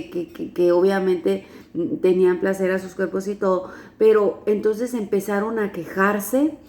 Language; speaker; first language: Spanish; native; Spanish